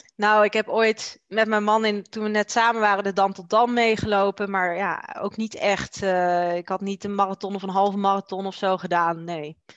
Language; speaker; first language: Dutch; native; Dutch